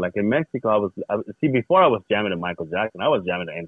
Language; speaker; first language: English; non-native, fluent; Spanish